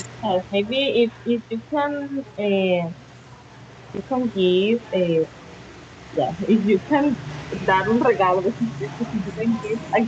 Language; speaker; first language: English; non-native, learner; Spanish